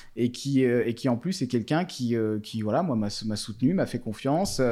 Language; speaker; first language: French; native; French